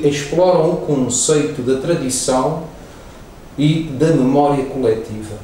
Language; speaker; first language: Portuguese; native; Portuguese